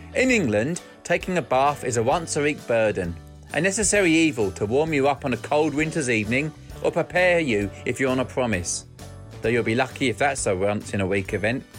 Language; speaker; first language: English; native; English